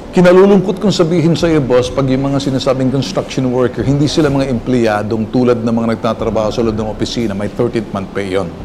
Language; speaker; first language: Filipino; native; Filipino